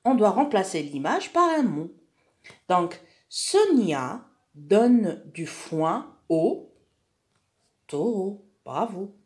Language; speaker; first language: French; non-native, local second language; Arabic